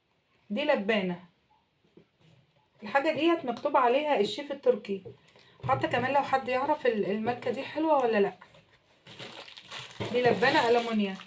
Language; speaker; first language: Arabic; native; Arabic